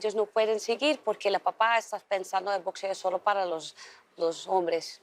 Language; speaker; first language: Spanish; early bilingual, heritage; Dutch